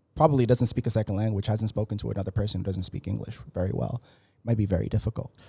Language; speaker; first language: English; early bilingual, other home language; Spanish